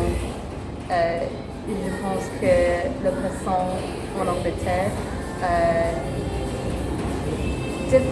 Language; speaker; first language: French; non-native, learner; English